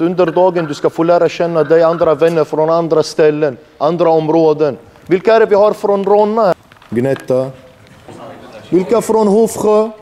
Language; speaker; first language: Swedish; non-native, local second language; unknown